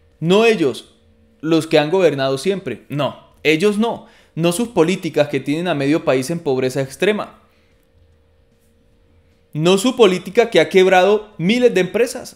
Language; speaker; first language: Spanish; native; Spanish